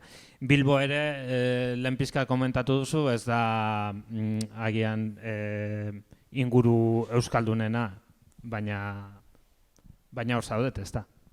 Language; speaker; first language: Basque; native; Basque